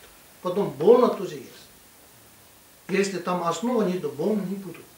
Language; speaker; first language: Russian; non-native, learner; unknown